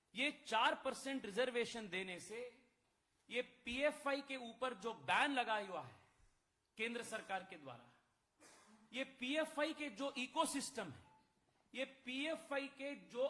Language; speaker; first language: Hindi; non-native, local second language; Kannada